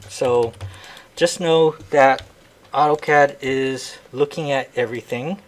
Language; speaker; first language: English; native; English